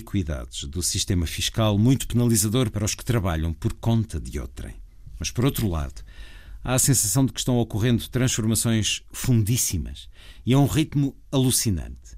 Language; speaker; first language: Portuguese; native; Portuguese